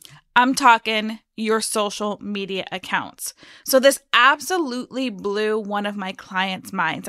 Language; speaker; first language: English; native; English